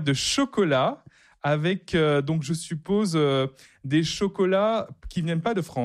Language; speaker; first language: French; native; French